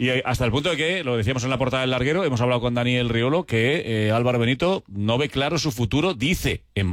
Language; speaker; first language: Spanish; native; Spanish